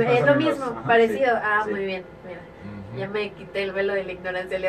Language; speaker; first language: Spanish; native; Spanish